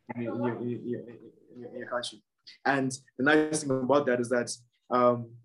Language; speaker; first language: English; non-native, local second language; Shona